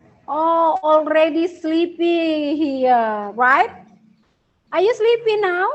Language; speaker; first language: English; non-native, learner; Indonesian